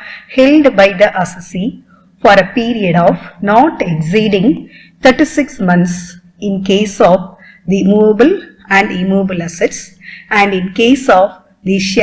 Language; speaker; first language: English; non-native, local second language; Tamil